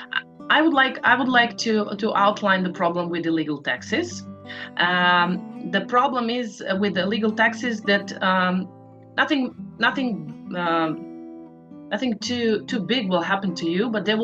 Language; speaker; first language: English; non-native, fluent; Serbian